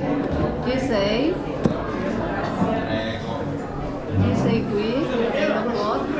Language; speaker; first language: Italian; non-native, fluent; Filipino